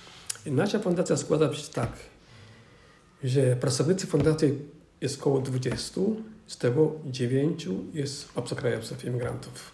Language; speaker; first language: Polish; non-native, fluent; Somali